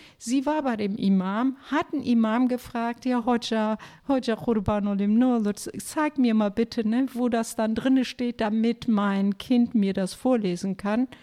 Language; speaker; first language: German; non-native, fluent; Turkish